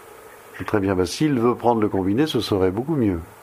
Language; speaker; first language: French; native; French